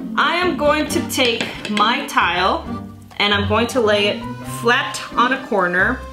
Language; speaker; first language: English; early bilingual, other home language; Spanish